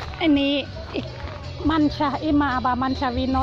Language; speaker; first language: German; non-native, learner; Thai